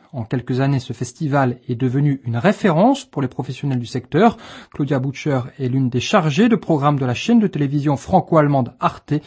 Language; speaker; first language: French; native; French